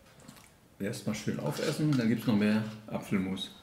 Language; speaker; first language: German; native; German